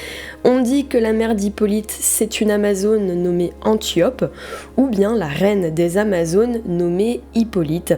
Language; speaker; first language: French; native; French